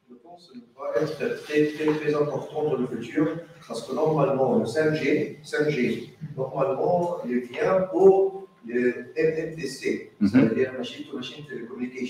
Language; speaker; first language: French; non-native, learner; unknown